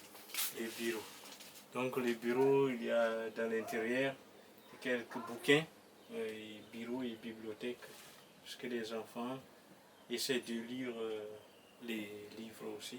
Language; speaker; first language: French; non-native, local second language; Malagasy